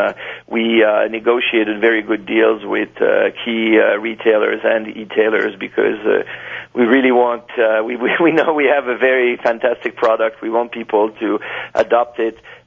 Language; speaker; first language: English; non-native, fluent; French